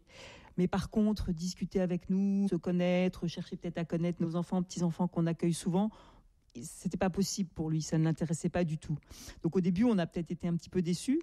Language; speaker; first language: French; native; French